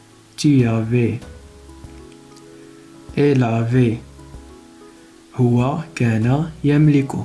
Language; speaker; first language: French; non-native, local second language; Arabic